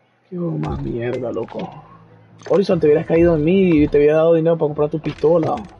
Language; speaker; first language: Spanish; early bilingual, heritage; Spanish